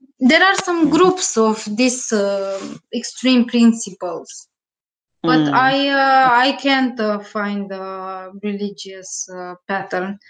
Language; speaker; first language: English; non-native, learner; Romanian